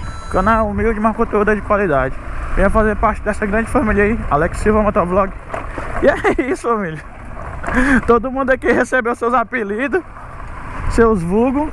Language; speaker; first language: Portuguese; native; Portuguese